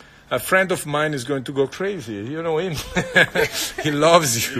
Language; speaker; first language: English; non-native, fluent; Italian